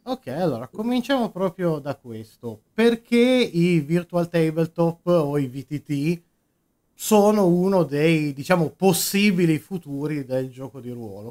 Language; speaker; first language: Italian; native; Italian